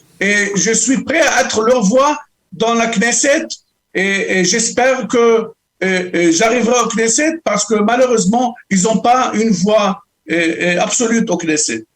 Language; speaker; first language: French; non-native, local second language; Arabic